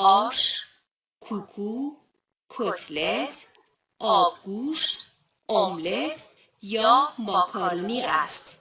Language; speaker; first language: Persian; non-native, fluent; Turkish